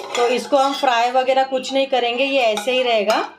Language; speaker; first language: Hindi; native; Hindi